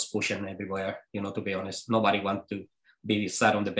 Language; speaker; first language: English; non-native, fluent; Spanish